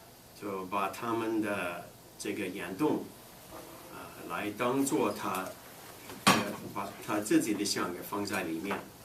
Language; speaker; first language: Chinese; non-native, fluent; English